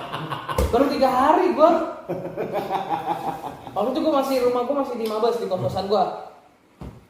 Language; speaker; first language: Indonesian; native; Indonesian